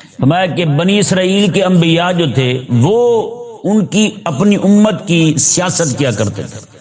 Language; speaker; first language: Urdu; non-native, local second language; Punjabi